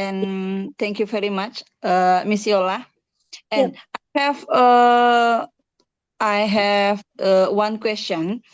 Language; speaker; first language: English; non-native, learner; Indonesian